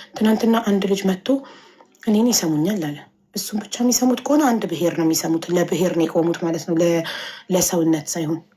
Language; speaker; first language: Amharic; native; Amharic